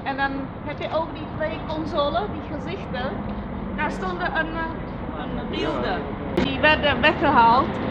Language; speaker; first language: Dutch; non-native, fluent; Czech